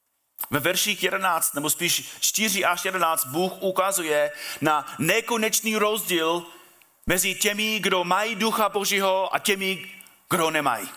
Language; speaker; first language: Czech; non-native, fluent; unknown